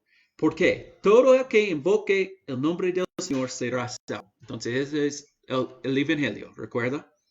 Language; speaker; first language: Spanish; non-native, fluent; English